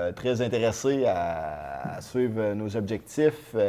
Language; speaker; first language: French; native; French